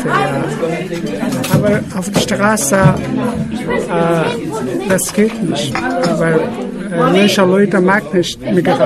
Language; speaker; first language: German; non-native, learner; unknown